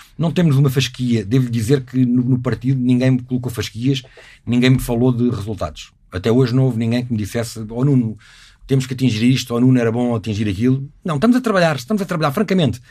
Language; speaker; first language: Portuguese; native; Portuguese